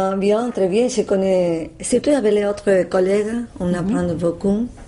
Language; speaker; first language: French; non-native, learner; Spanish